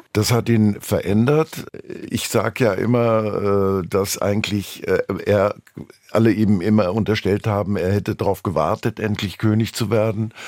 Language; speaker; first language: German; native; German